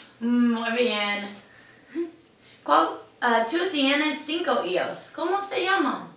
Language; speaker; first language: Spanish; non-native, learner; English